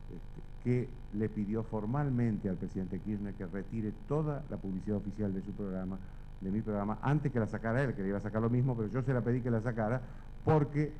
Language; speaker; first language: Spanish; native; Spanish